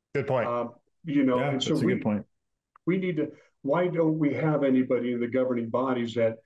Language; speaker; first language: English; native; English